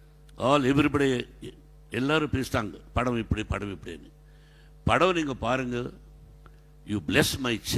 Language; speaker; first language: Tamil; non-native, learner; Telugu